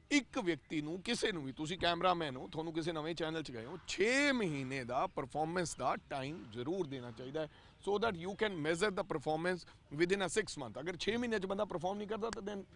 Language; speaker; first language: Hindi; non-native, local second language; Punjabi